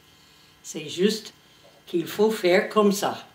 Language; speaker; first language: French; non-native, fluent; English